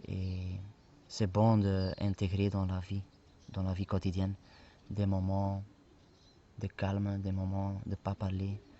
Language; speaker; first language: French; non-native, fluent; Spanish